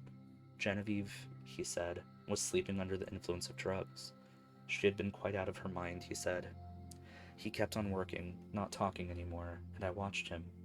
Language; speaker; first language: English; native; English